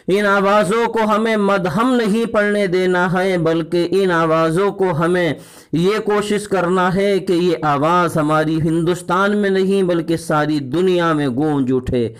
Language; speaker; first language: Urdu; native; Urdu